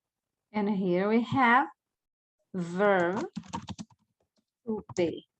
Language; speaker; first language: English; non-native, fluent; Spanish